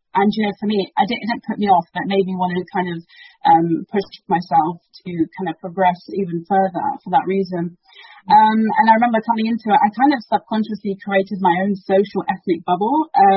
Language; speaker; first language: English; early bilingual, other home language; Persian